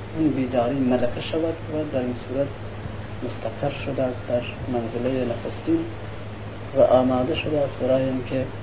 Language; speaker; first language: Persian; non-native, local second language; Central Kurdish